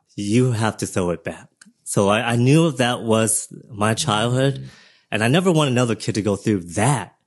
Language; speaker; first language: English; early bilingual, other home language; Vietnamese